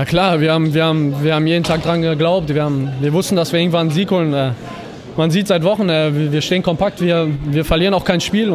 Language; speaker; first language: German; native; German